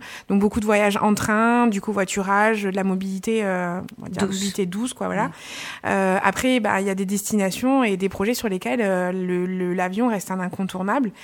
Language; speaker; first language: French; native; French